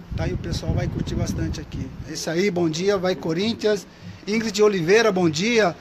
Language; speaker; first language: Portuguese; native; Portuguese